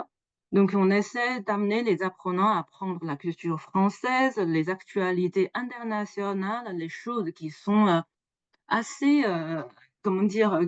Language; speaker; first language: French; non-native, fluent; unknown